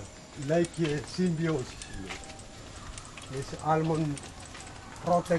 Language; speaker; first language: English; non-native, learner; Indonesian